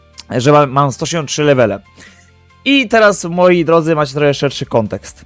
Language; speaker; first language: Polish; native; Polish